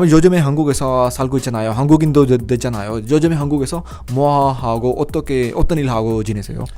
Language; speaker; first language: Korean; non-native, fluent; Urdu